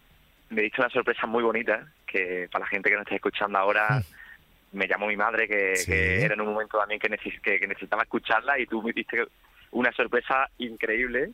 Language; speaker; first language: Spanish; native; Spanish